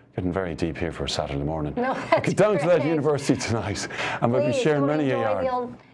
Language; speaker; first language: English; native; English